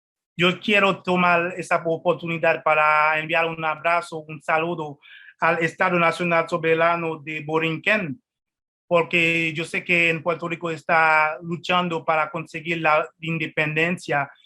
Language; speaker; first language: Spanish; non-native, fluent; Haitian Creole